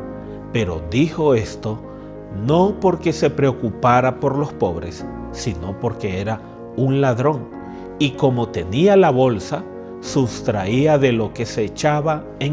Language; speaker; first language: Spanish; native; Spanish